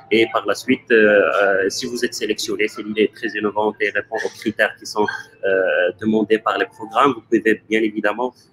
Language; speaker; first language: French; non-native, local second language; Arabic